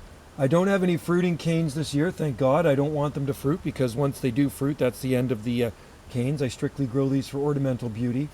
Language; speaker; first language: English; native; English